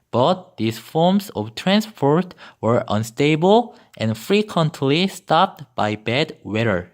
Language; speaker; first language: English; non-native, fluent; Korean